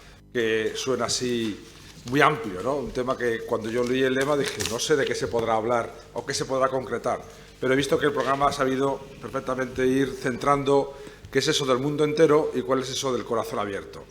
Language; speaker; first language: Spanish; native; Spanish